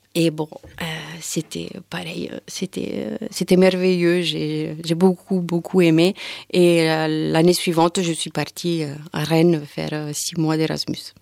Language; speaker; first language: French; non-native, fluent; Italian